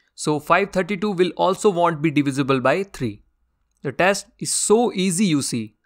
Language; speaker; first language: English; non-native, local second language; Hindi